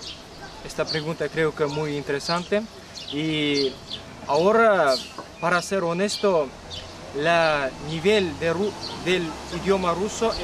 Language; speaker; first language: Spanish; non-native, learner; Kyrgyz